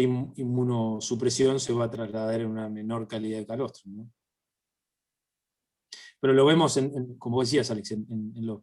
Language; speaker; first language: Spanish; native; Spanish